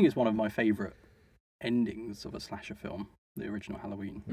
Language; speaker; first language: English; native; English